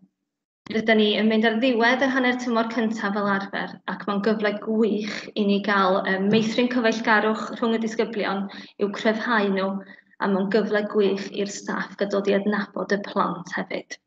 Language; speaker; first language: Welsh; native; Welsh